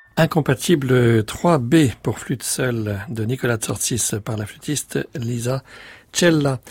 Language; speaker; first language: French; native; French